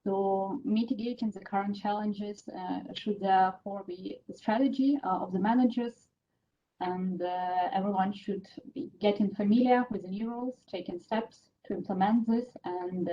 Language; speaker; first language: English; non-native, fluent; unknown